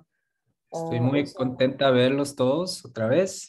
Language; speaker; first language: Spanish; non-native, fluent; Korean